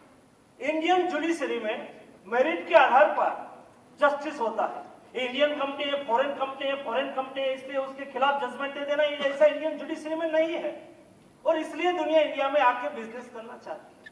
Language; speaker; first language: Hindi; non-native, local second language; Gujarati